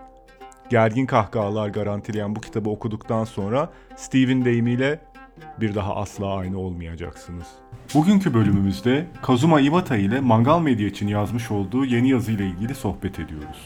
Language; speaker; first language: Turkish; native; Turkish